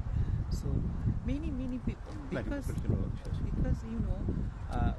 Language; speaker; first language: English; non-native, learner; Bangla